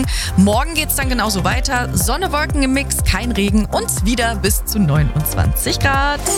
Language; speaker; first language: German; native; German